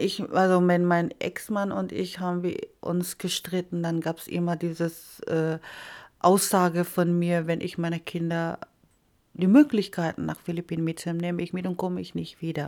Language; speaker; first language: German; non-native, fluent; Iloko